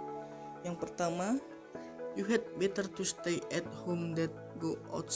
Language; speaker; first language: English; non-native, learner; Indonesian